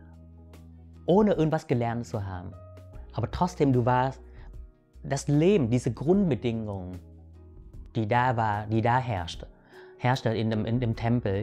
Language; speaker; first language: German; early bilingual, other home language; Vietnamese